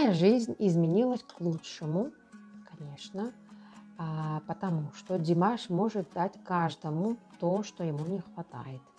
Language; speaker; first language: Russian; non-native, local second language; Georgian